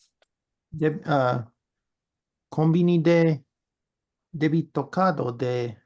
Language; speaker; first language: Japanese; non-native, learner; English